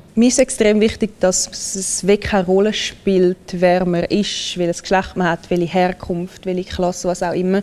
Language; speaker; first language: German; early bilingual, other home language; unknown